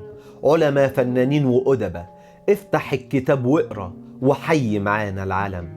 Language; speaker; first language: Arabic; native; Arabic